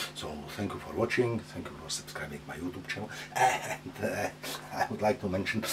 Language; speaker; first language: English; non-native, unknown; Czech